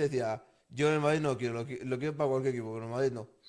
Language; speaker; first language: Spanish; native; Spanish